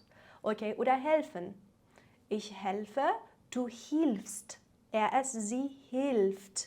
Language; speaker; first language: German; non-native, fluent; Persian